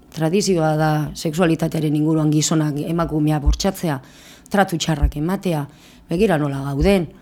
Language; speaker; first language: Basque; native; Basque